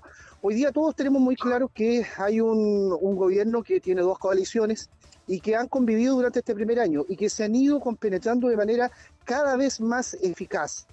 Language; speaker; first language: Spanish; native; Spanish